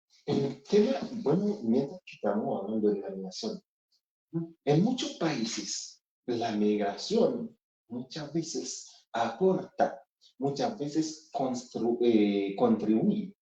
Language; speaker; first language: Spanish; non-native, fluent; Haitian Creole